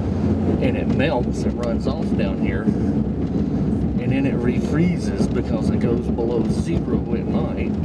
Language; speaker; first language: English; native; English